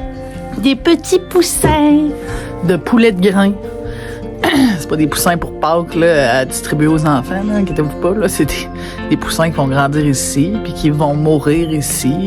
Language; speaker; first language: French; native; French